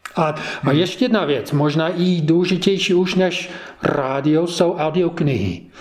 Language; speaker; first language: Czech; non-native, fluent; English